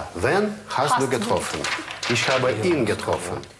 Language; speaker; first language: German; non-native, fluent; Russian